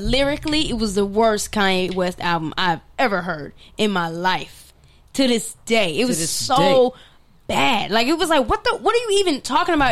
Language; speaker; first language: English; native; English